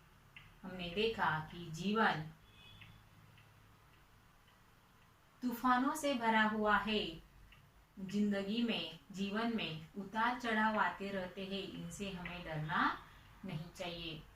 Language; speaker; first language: Hindi; non-native, local second language; Marathi